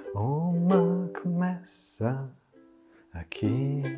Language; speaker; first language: Portuguese; non-native, learner; German